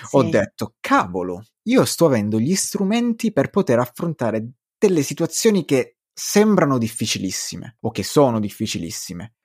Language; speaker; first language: Italian; native; Italian